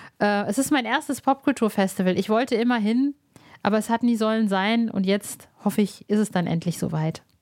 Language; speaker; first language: German; early bilingual, other home language; Arabic